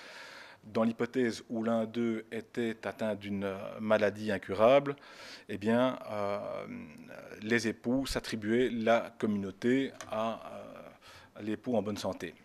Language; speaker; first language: French; native; French